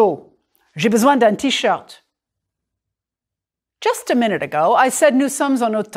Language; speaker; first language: French; non-native, fluent; English